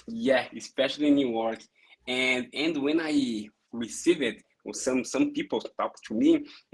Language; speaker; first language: English; non-native, learner; Portuguese